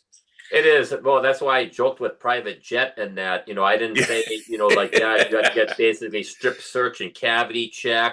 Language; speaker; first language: English; native; English